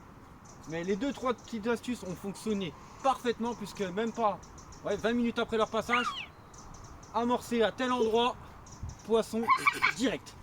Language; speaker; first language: French; native; French